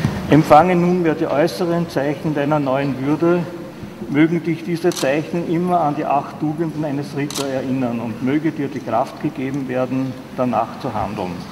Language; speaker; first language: German; native; German